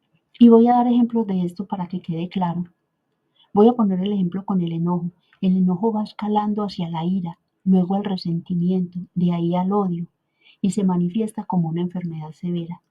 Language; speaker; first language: Spanish; native; Spanish